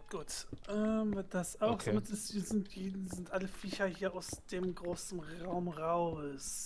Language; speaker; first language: German; native; German